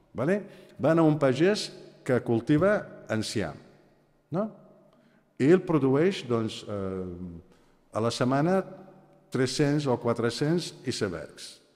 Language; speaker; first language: Catalan; non-native, fluent; Aramaic